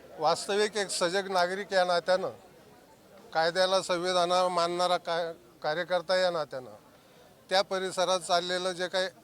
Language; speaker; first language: Marathi; native; Marathi